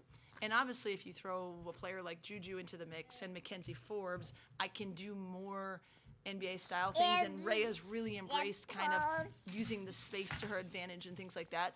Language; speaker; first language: English; native; English